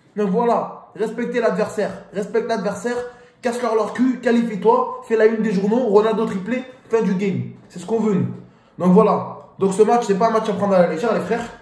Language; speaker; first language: French; native; French